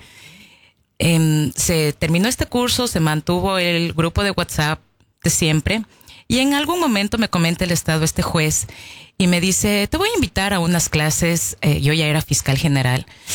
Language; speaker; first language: Spanish; native; Spanish